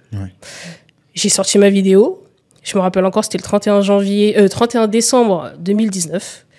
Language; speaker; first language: French; early bilingual, other home language; Lingala